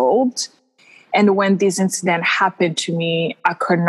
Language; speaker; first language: English; non-native, local second language; Kinyarwanda